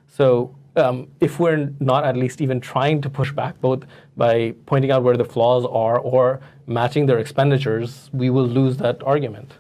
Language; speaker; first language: English; non-native, local second language; Urdu